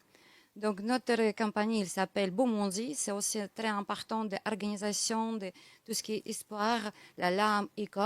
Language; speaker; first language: French; non-native, learner; Russian